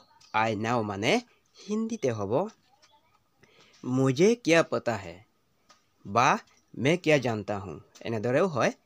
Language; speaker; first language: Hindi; non-native, local second language; Assamese